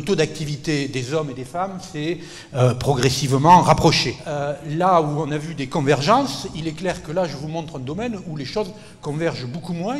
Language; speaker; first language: French; native; French